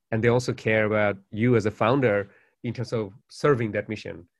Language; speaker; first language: English; non-native, local second language; Bangla